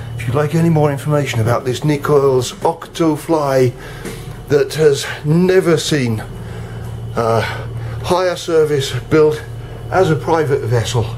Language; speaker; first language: English; native; English